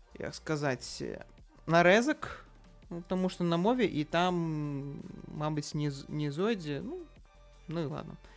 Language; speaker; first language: Belarusian; non-native, local second language; Russian